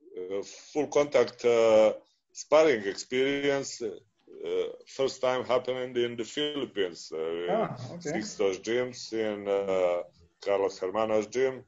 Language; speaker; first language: English; non-native, fluent; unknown